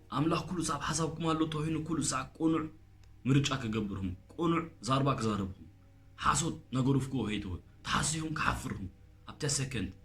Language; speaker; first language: Tigrinya; early bilingual, heritage; Tigrinya